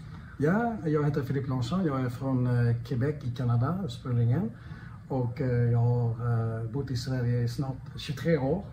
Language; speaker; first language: Swedish; non-native, fluent; French